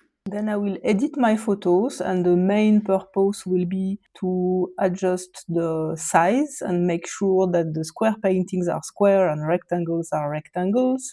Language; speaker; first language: English; non-native, fluent; French